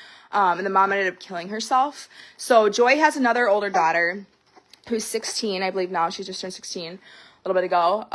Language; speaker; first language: English; native; English